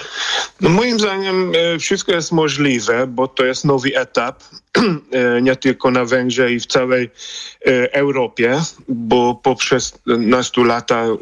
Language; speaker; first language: Polish; non-native, fluent; Hungarian